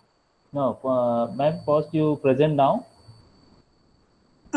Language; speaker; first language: English; non-native, local second language; Bangla